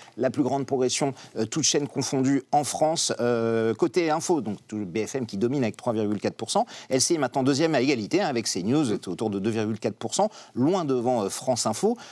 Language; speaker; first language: French; native; French